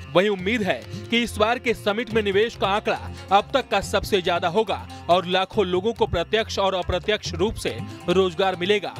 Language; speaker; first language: Hindi; native; Hindi